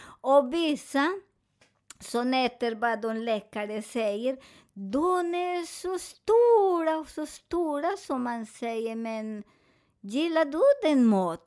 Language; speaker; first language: Swedish; non-native, fluent; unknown